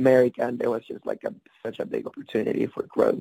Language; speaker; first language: English; non-native, fluent; Spanish